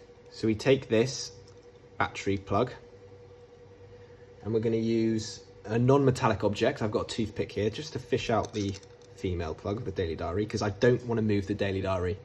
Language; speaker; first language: English; native; English